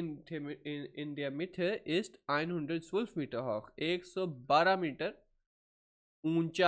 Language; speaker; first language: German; non-native, fluent; Urdu